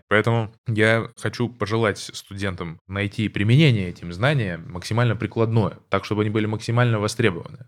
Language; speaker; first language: Russian; native; Russian